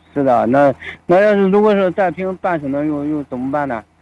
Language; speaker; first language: Chinese; native; Chinese